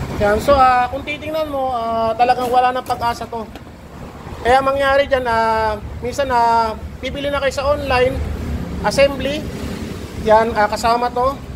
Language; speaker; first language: Filipino; native; Filipino